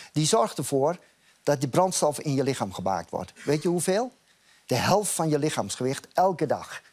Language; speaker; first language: Dutch; native; Dutch